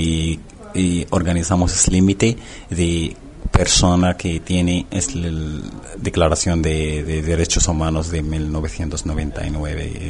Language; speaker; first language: Spanish; non-native, learner; Arabic